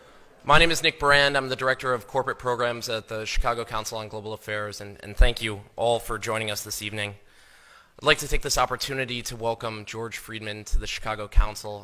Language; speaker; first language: English; native; English